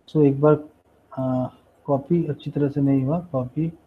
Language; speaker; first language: Hindi; non-native, local second language; Bangla